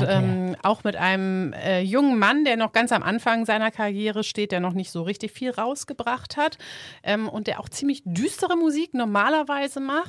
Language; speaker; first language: German; native; German